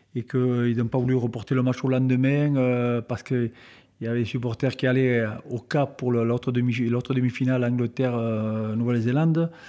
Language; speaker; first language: French; native; French